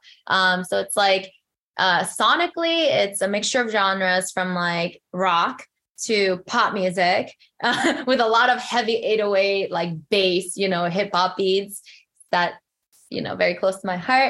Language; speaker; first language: English; early bilingual, other home language; Korean